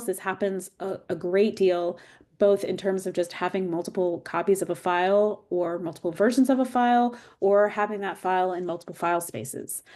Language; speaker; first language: English; native; English